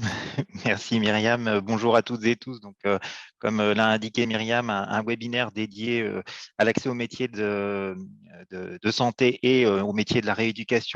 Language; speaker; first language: French; native; French